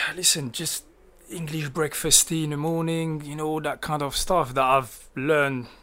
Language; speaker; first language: English; early bilingual, other home language; French